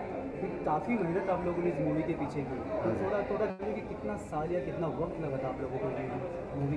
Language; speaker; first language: Hindi; native; Hindi